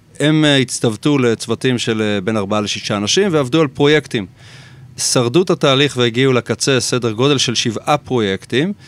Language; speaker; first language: Hebrew; native; Hebrew